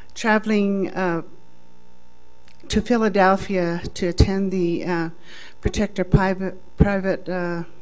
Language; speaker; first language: English; native; English